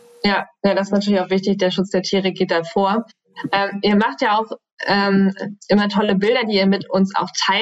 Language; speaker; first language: German; native; German